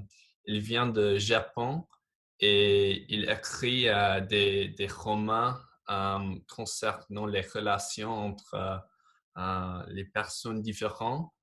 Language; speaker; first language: French; non-native, fluent; English